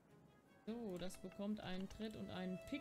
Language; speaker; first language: German; native; German